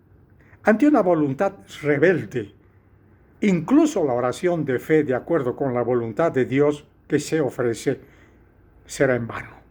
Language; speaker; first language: Spanish; native; Spanish